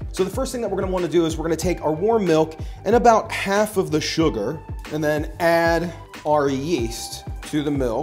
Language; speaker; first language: English; native; English